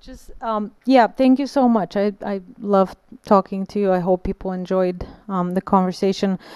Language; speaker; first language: English; non-native, fluent; Bulgarian